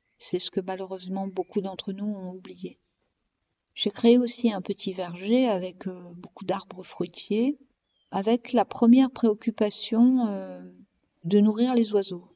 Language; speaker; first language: French; native; French